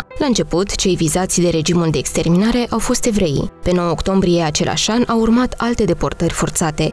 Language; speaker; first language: Romanian; native; Romanian